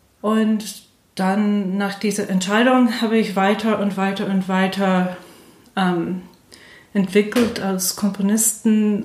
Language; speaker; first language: German; non-native, fluent; English